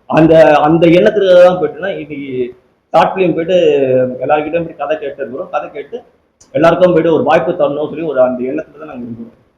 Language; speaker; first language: Tamil; native; Tamil